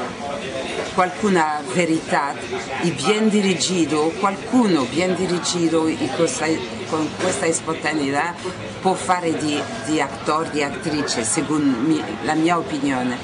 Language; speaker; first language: Italian; non-native, learner; French